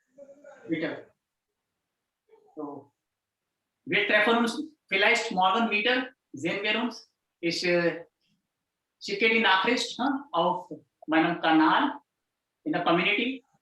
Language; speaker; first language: German; non-native, fluent; Hindi